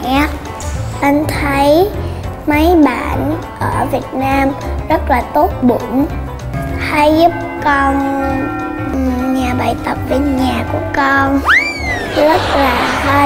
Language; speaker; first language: Vietnamese; early bilingual, other home language; English